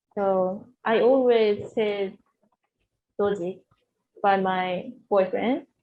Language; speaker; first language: English; non-native, learner; Japanese